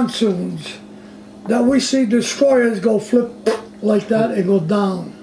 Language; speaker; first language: English; native; English